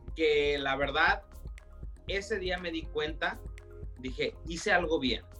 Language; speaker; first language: Spanish; early bilingual, heritage; Spanish